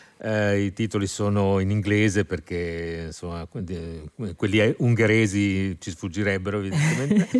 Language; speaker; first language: Italian; native; Italian